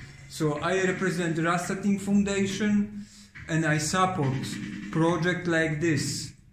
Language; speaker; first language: English; non-native, learner; Polish